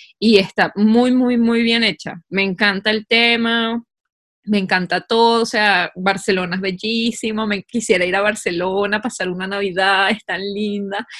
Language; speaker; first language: Spanish; native; Spanish